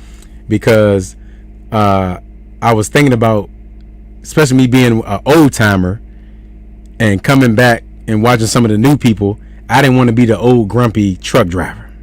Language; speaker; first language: English; native; English